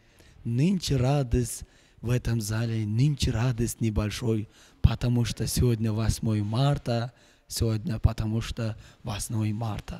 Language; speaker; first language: Russian; non-native, local second language; Uzbek